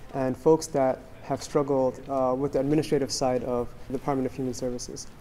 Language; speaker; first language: English; native; English